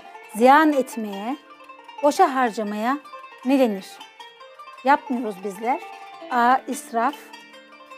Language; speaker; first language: Turkish; native; Turkish